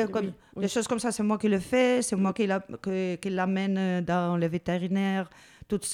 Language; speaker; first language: French; non-native, learner; Spanish